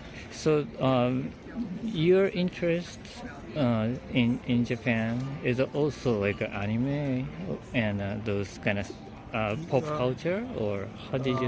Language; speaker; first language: English; non-native, fluent; Japanese